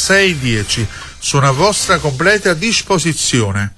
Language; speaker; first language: Italian; native; Italian